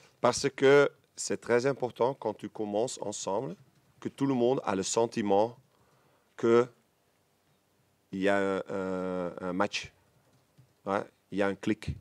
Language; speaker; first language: French; non-native, learner; Dutch